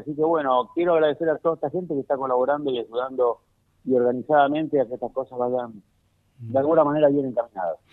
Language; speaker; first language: Spanish; native; Spanish